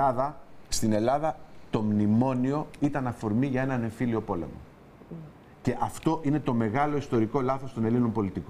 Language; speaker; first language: Greek; native; Greek